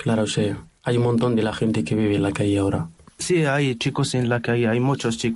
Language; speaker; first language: Spanish; non-native, learner; Arabic